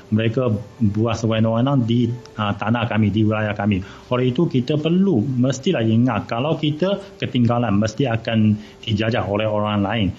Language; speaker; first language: Malay; non-native, fluent; Chinese